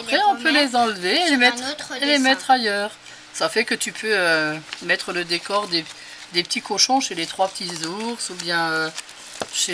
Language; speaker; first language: French; native; French